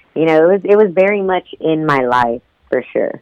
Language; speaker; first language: English; native; English